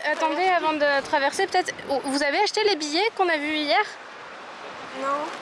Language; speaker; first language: French; native; French